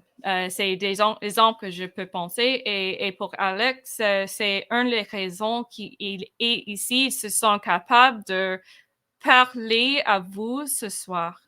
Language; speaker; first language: French; non-native, fluent; English